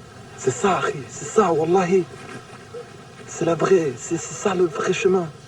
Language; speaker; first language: French; native; French